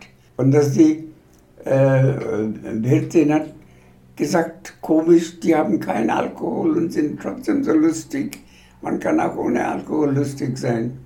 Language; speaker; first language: German; non-native, fluent; Bangla